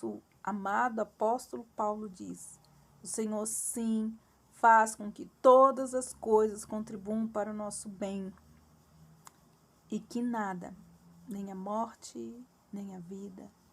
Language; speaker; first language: Portuguese; native; Portuguese